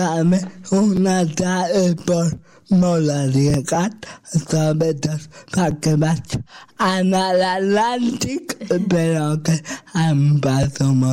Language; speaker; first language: Catalan; non-native, local second language; Spanish